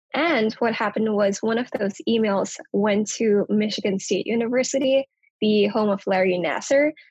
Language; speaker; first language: English; non-native, local second language; Nepali